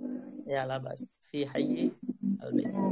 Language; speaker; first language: Arabic; non-native, fluent; Indonesian